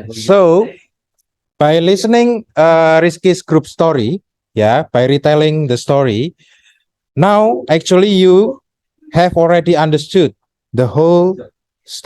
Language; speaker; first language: English; non-native, fluent; Indonesian